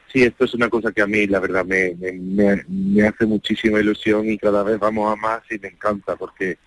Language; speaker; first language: Spanish; native; Spanish